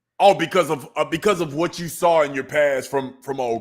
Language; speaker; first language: English; native; English